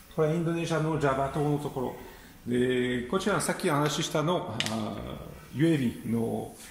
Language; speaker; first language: Japanese; non-native, fluent; French